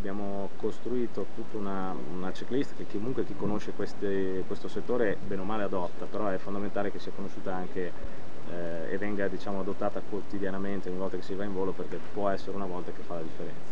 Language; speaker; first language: Italian; native; Italian